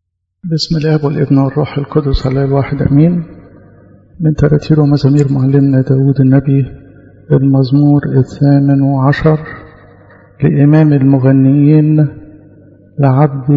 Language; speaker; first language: Arabic; native; Arabic